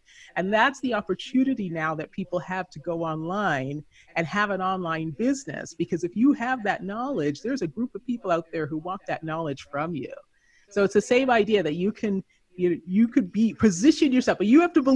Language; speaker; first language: English; native; English